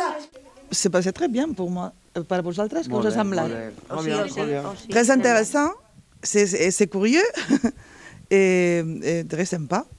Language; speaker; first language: French; non-native, fluent; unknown